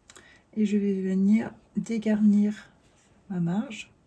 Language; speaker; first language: French; native; French